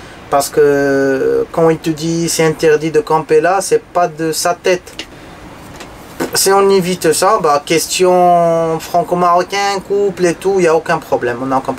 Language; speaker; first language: French; non-native, local second language; Arabic